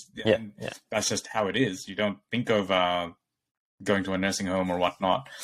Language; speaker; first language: English; non-native, local second language; Bangla